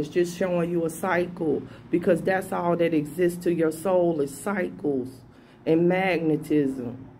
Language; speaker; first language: English; native; English